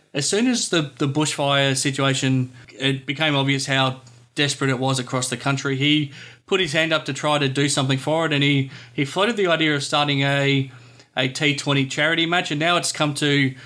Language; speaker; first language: English; native; English